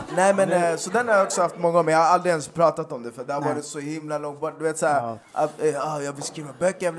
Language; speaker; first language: Swedish; native; Swedish